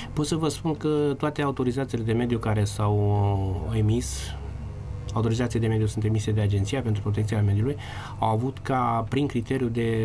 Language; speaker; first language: Romanian; native; Romanian